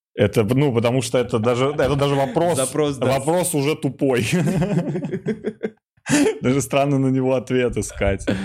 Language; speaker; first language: Russian; native; Russian